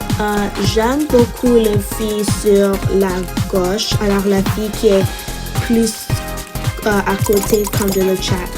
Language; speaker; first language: French; non-native, learner; English